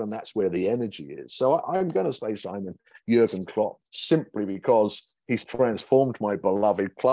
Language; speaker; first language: English; native; English